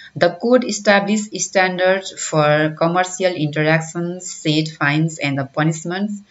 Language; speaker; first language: English; non-native, local second language; Nepali